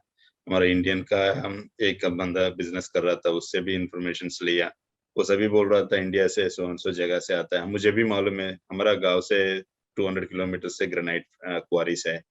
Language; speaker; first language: Hindi; non-native, local second language; Telugu